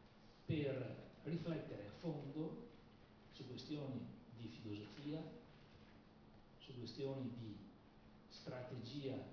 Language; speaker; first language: Italian; native; Italian